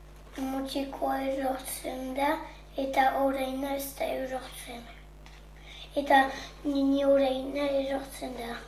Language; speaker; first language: Basque; non-native, local second language; French